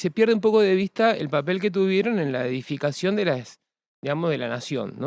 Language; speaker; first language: Spanish; native; Spanish